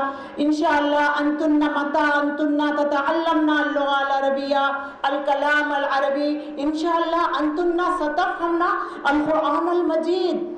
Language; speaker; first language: Arabic; non-native, learner; Urdu